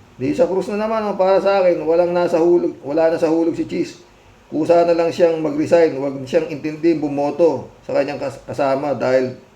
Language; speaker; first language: Filipino; native; Filipino